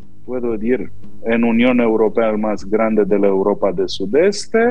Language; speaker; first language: Spanish; non-native, fluent; Romanian